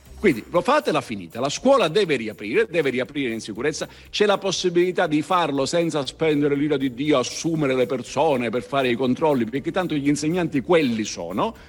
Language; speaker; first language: Italian; native; Italian